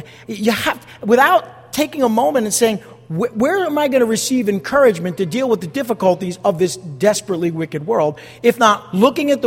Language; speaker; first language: English; native; English